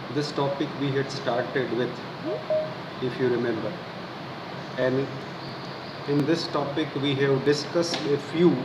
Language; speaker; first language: English; non-native, local second language; Gujarati